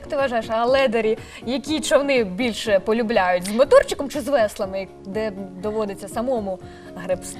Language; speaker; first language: Ukrainian; native; Ukrainian